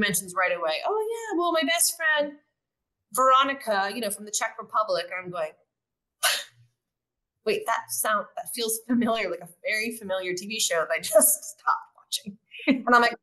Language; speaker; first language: English; native; English